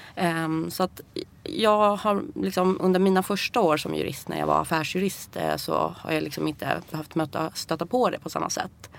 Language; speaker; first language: Swedish; early bilingual, other home language; Persian